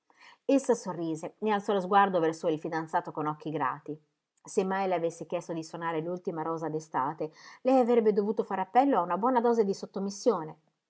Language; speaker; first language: Italian; native; Italian